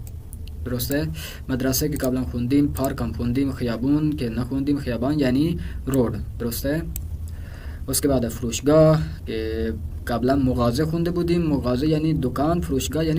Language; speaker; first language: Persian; non-native, fluent; Urdu